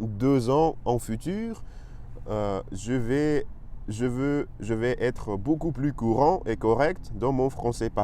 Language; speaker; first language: French; non-native, learner; Russian